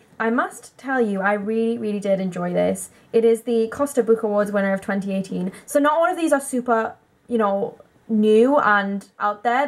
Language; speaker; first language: English; native; English